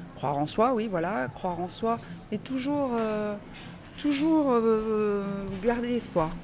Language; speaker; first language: French; native; French